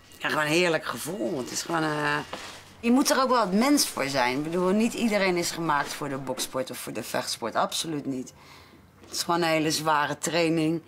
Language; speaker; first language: Dutch; native; Dutch